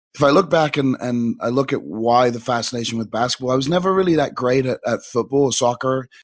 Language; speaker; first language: English; native; English